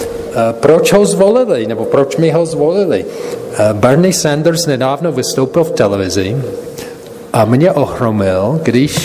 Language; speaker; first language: Czech; non-native, fluent; English